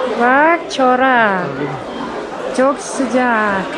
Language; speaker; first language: Turkish; non-native, learner; Indonesian